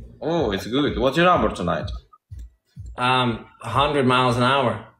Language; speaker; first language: English; native; English